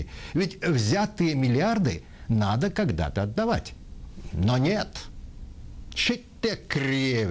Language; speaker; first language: Russian; native; Russian